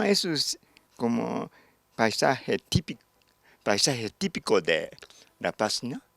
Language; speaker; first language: Spanish; non-native, learner; Japanese